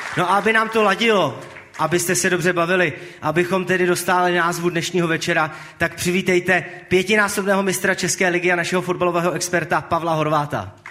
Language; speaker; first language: Czech; native; Czech